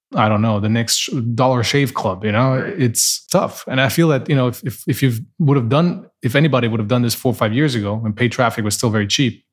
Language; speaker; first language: English; non-native, fluent; Portuguese